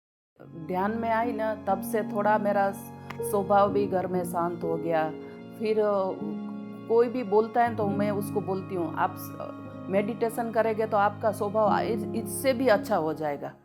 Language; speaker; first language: Hindi; non-native, local second language; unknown